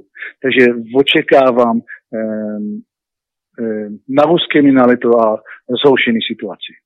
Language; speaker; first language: Czech; non-native, learner; Hebrew